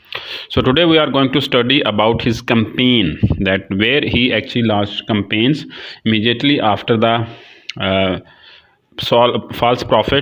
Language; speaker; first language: English; non-native, local second language; Urdu